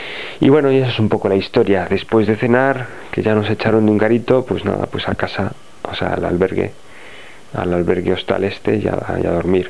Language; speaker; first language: Spanish; native; Spanish